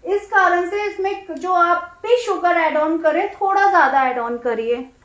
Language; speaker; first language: Hindi; native; Hindi